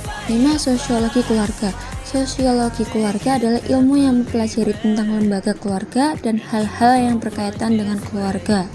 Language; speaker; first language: Indonesian; native; Indonesian